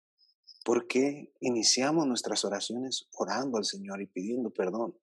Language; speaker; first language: Spanish; native; Spanish